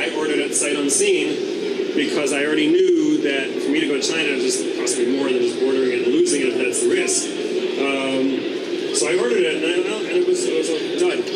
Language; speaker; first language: English; native; English